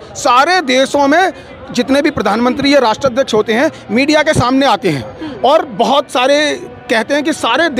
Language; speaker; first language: Hindi; native; Hindi